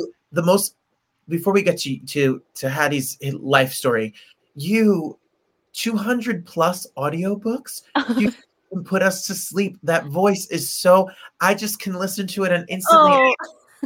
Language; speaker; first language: English; native; English